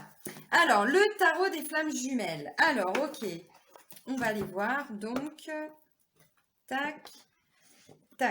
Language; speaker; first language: French; native; French